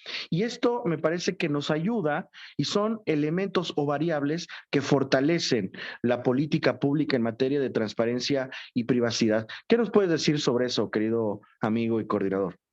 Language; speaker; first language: Spanish; native; Spanish